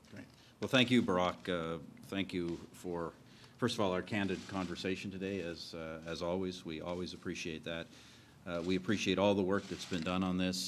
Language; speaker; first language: English; native; English